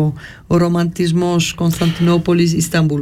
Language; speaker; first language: Greek; early bilingual, heritage; Greek